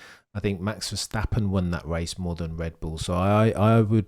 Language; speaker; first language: English; native; English